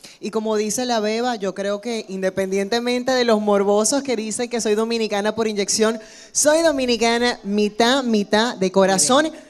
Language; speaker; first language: Spanish; native; Spanish